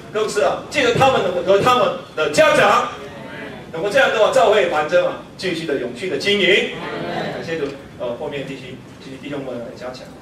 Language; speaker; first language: Chinese; non-native, fluent; Korean